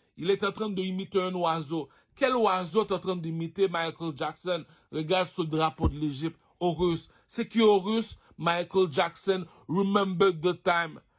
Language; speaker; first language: French; non-native, local second language; Haitian Creole